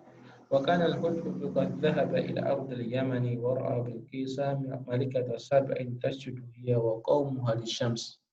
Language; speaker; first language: Arabic; non-native, fluent; Indonesian